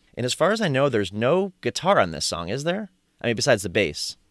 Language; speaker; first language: English; native; English